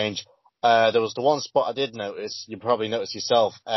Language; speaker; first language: English; native; English